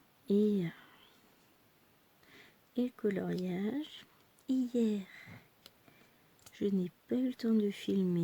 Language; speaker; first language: French; native; French